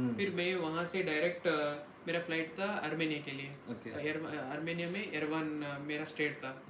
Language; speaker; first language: Hindi; non-native, local second language; Kannada